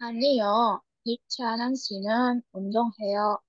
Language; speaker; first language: Korean; non-native, learner; Indonesian